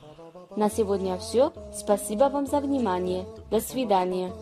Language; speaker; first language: Russian; non-native, fluent; Kazakh